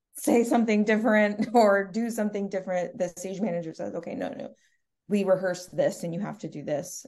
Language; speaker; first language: English; native; English